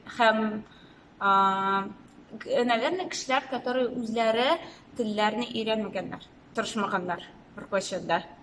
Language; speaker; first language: Tatar; non-native, local second language; Russian